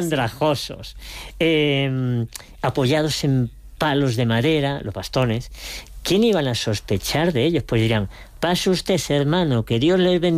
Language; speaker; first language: Spanish; native; Spanish